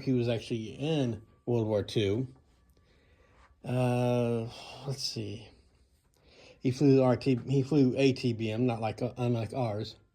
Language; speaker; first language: English; native; English